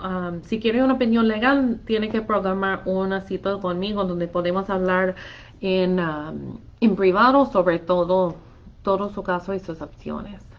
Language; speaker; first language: Spanish; non-native, fluent; English